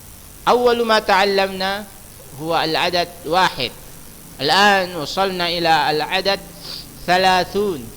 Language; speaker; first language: Arabic; non-native, fluent; Indonesian